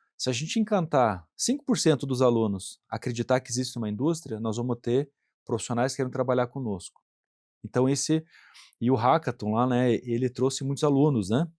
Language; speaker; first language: Portuguese; native; Portuguese